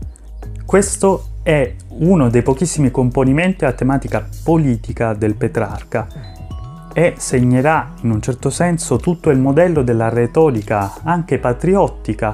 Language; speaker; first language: Italian; native; Italian